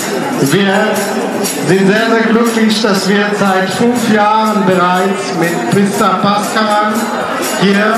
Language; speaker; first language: German; non-native, fluent; Korean